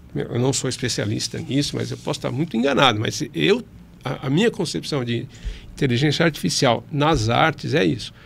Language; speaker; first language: Portuguese; native; Portuguese